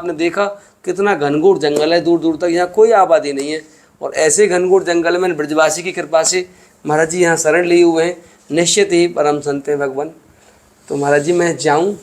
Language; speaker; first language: Hindi; native; Hindi